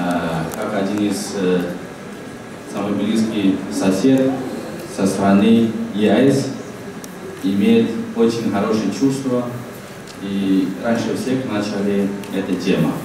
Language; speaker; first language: Russian; non-native, fluent; Chinese